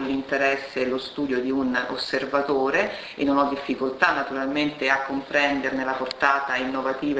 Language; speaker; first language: Italian; native; Italian